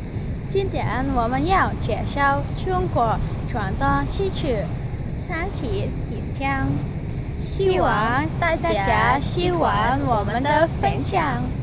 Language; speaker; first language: Chinese; non-native, learner; Indonesian